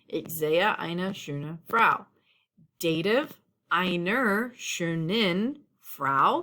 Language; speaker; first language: German; non-native, fluent; English